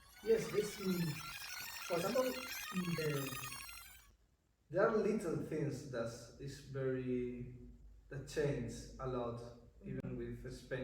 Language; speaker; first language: English; non-native, learner; Spanish